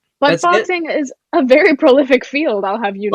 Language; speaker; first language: English; native; English